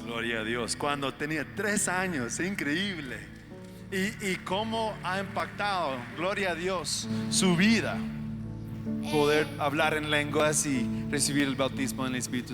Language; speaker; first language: Spanish; non-native, fluent; English